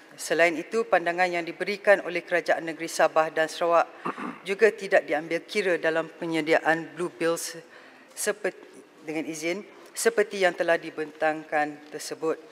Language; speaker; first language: Malay; native; Malay